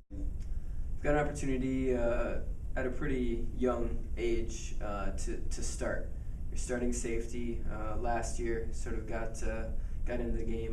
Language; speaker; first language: English; native; English